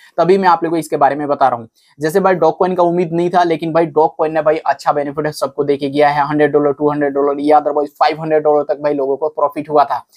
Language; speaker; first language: Hindi; native; Hindi